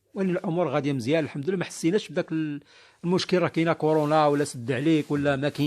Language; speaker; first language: Arabic; native; Arabic